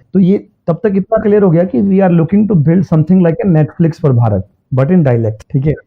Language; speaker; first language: Hindi; native; Hindi